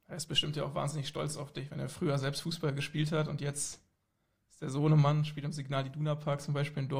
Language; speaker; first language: German; native; German